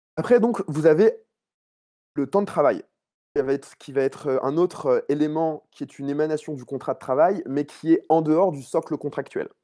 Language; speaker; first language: French; native; French